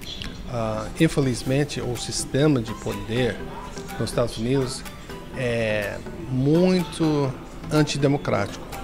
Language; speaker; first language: Portuguese; non-native, fluent; English